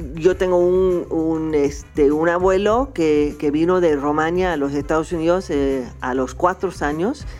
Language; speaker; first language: Spanish; non-native, fluent; English